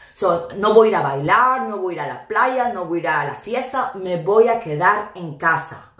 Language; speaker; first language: Spanish; non-native, fluent; English